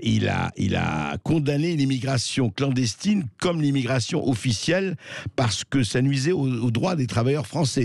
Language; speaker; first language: French; native; French